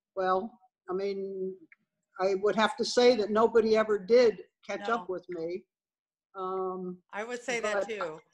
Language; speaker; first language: English; native; English